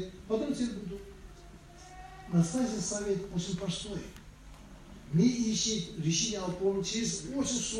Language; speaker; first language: Russian; non-native, learner; Tibetan